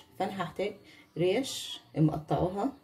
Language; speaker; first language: Arabic; native; Arabic